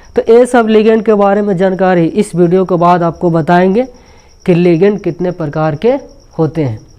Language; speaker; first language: Hindi; native; Hindi